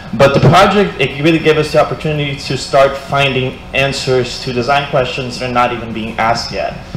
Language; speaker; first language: English; non-native, fluent; Portuguese